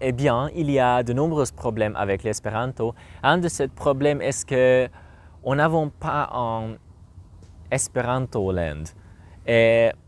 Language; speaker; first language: French; non-native, learner; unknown